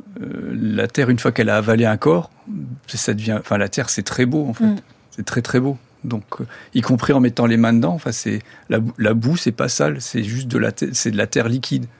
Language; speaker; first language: French; non-native, local second language; German